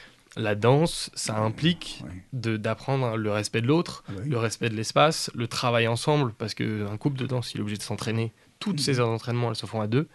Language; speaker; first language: French; native; French